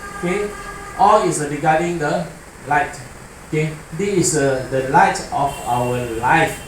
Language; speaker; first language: English; non-native, learner; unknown